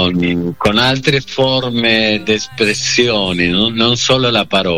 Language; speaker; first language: Italian; non-native, fluent; Spanish